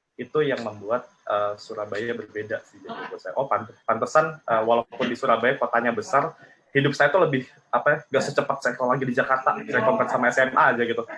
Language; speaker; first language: Indonesian; native; Indonesian